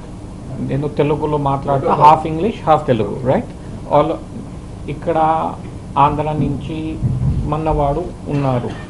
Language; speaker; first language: Telugu; early bilingual, heritage; Telugu